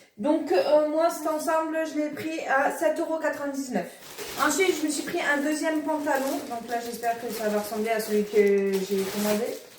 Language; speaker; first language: French; native; French